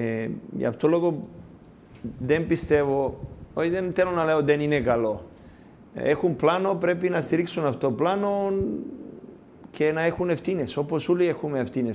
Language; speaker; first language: Greek; non-native, learner; Serbian